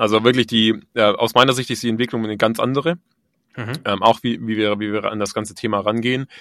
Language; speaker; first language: German; native; German